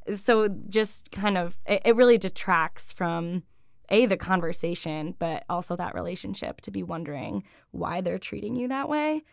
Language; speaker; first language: English; native; English